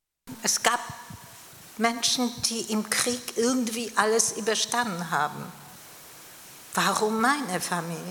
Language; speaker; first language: German; non-native, fluent; Polish